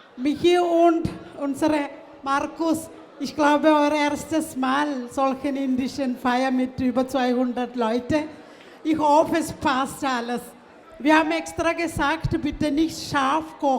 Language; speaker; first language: German; non-native, fluent; Malayalam